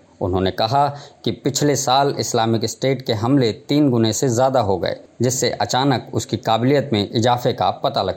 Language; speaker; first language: Hindi; native; Hindi